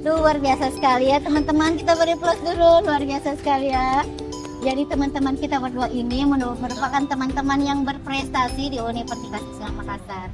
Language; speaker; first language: Indonesian; native; Indonesian